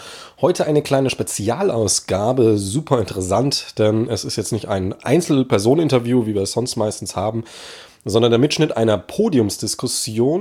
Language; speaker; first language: German; native; German